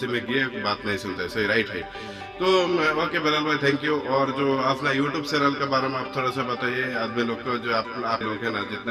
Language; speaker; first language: Hindi; non-native, fluent; Bangla